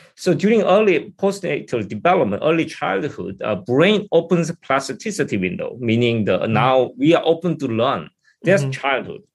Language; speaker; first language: English; non-native, fluent; Korean